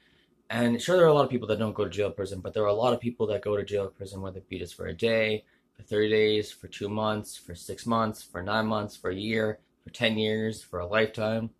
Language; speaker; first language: English; native; English